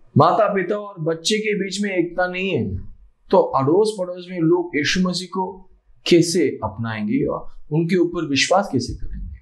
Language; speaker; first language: Hindi; non-native, local second language; Malayalam